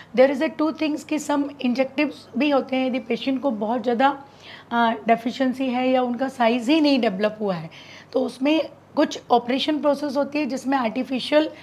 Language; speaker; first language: Hindi; native; Hindi